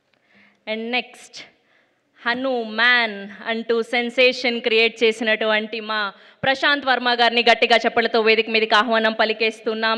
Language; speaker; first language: Telugu; native; Telugu